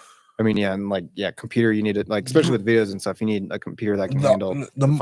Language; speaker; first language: English; native; English